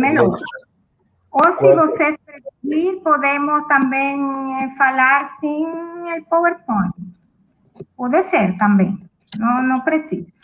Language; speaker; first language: Portuguese; non-native, fluent; Spanish